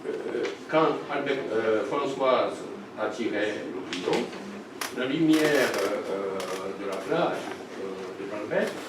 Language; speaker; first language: French; non-native, fluent; Japanese